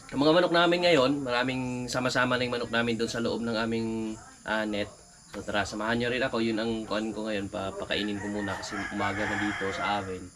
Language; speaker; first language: Filipino; non-native, local second language; Cebuano